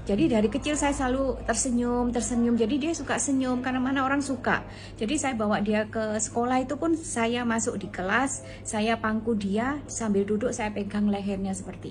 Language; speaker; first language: Indonesian; non-native, local second language; Malay